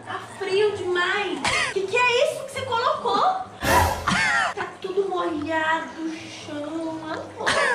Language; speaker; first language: Portuguese; native; Portuguese